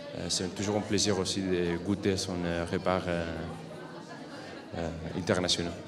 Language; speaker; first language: French; non-native, fluent; Catalan